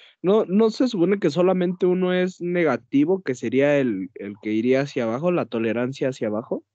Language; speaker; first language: Spanish; native; Spanish